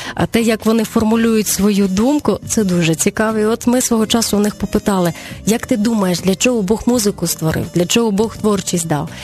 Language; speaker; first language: Ukrainian; native; Ukrainian